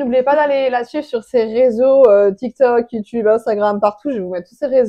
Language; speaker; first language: French; native; French